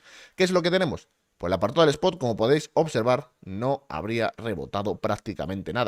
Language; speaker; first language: Spanish; native; Spanish